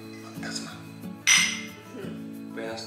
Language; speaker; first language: Spanish; non-native, learner; Japanese